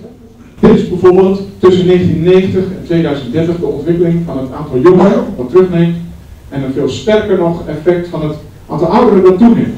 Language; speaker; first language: Dutch; native; Dutch